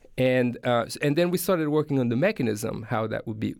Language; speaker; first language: English; non-native, fluent; Haitian Creole